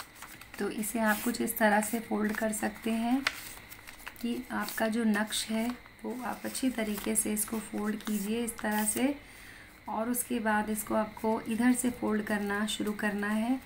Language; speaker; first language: Hindi; native; Hindi